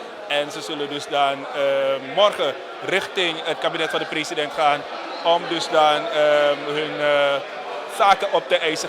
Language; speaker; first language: Dutch; native; Dutch